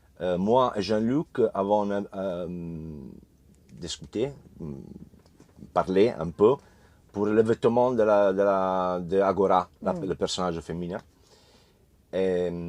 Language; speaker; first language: French; non-native, learner; Italian